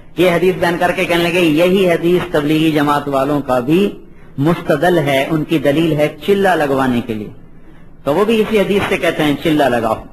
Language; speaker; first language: Urdu; non-native, local second language; Punjabi